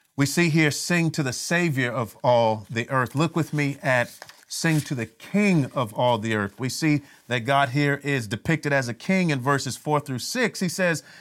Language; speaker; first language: English; native; English